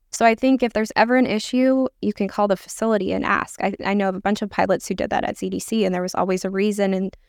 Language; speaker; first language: English; native; English